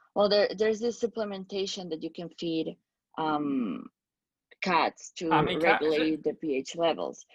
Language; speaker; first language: English; non-native, fluent; Spanish